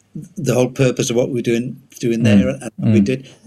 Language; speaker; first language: English; native; English